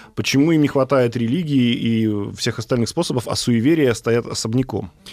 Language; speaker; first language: Russian; native; Russian